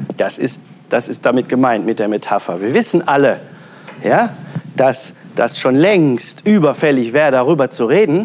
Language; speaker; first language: German; native; German